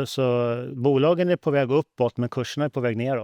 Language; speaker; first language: Swedish; native; Swedish